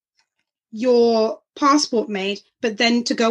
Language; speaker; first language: English; native; English